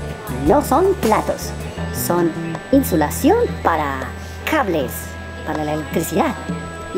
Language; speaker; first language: Spanish; non-native, learner; English